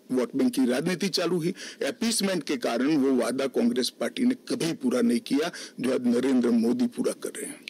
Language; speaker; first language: Hindi; non-native, local second language; Gujarati